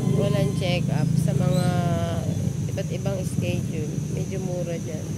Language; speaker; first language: Filipino; non-native, local second language; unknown